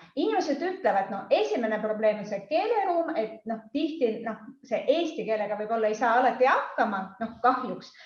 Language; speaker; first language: Estonian; non-native, local second language; Russian